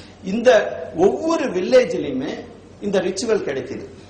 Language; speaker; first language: English; non-native, local second language; Tamil